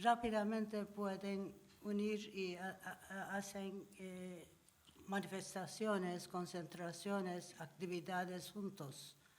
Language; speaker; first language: Spanish; non-native, learner; Turkish